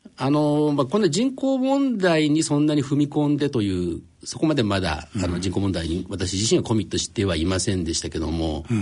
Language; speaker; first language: Japanese; native; Japanese